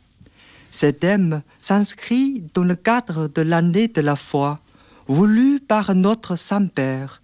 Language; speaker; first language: French; non-native, fluent; Chinese